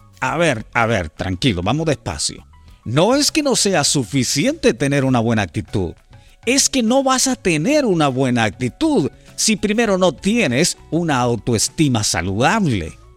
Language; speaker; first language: Spanish; native; Spanish